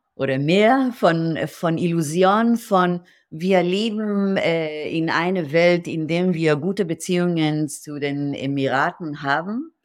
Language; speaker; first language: German; non-native, fluent; Hebrew